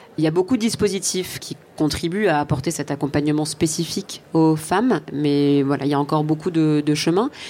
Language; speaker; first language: French; native; French